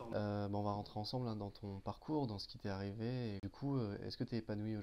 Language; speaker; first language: French; native; French